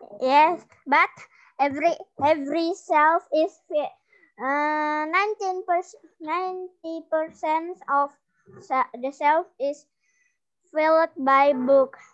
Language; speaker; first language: English; non-native, learner; Indonesian